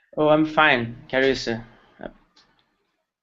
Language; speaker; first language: English; non-native, learner; Portuguese